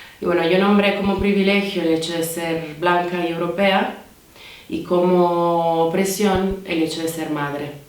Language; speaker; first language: Spanish; non-native, fluent; Italian